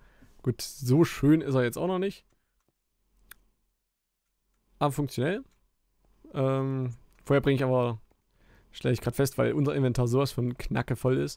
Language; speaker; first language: German; native; German